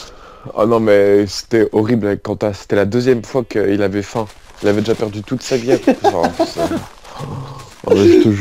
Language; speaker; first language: French; native; French